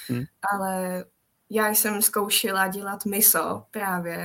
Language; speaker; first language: Czech; non-native, fluent; Japanese